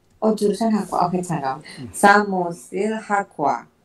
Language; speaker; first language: Korean; non-native, learner; Indonesian